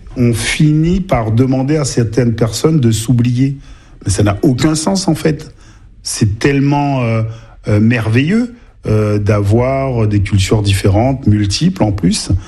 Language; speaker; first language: French; native; French